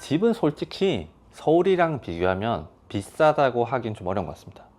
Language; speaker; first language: Korean; non-native, local second language; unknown